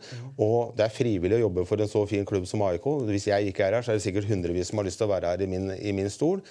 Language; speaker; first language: Norwegian; native; Norwegian